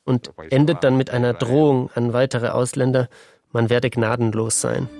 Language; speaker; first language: German; native; German